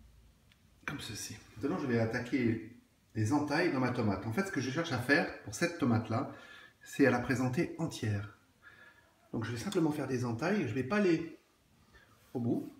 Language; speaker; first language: French; native; French